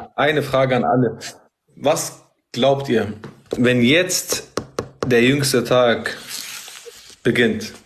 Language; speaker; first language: German; early bilingual, other home language; Arabic